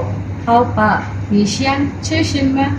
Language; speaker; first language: Chinese; non-native, learner; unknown